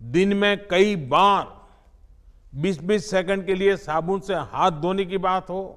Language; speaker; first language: Hindi; non-native, local second language; Gujarati